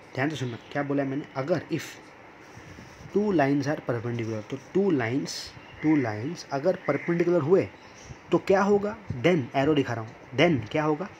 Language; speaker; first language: Hindi; non-native, local second language; Marathi